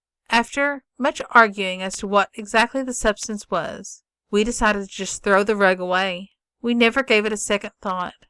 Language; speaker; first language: English; native; English